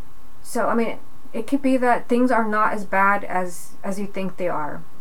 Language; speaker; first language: English; native; English